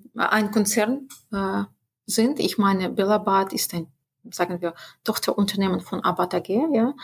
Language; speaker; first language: German; non-native, fluent; Russian